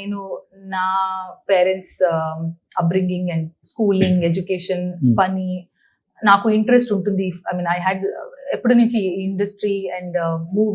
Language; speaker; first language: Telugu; non-native, local second language; Tulu